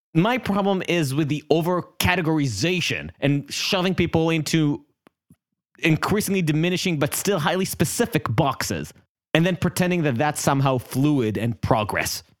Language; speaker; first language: English; non-native, fluent; Hebrew